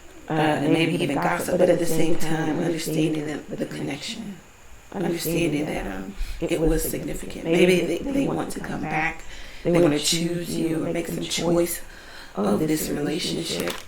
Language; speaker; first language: English; native; English